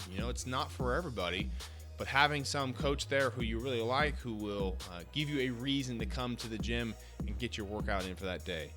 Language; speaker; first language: English; native; English